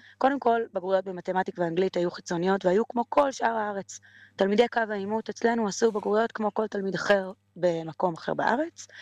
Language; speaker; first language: Hebrew; native; Hebrew